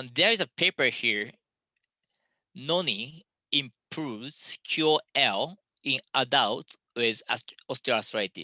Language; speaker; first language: English; non-native, fluent; Japanese